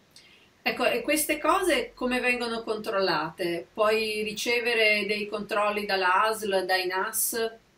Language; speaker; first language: Italian; native; Italian